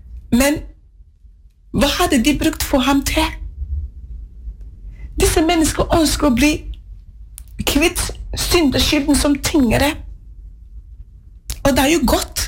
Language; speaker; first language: Norwegian; non-native, fluent; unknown